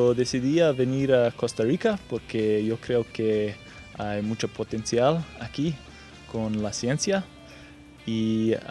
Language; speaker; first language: Spanish; non-native, fluent; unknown